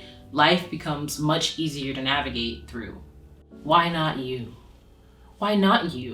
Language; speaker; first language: English; native; English